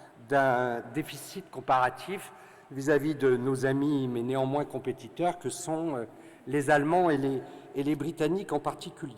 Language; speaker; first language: French; native; French